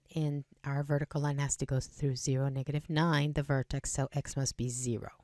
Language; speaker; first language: English; native; English